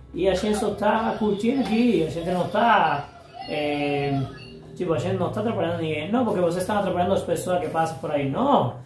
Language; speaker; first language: Portuguese; non-native, fluent; Spanish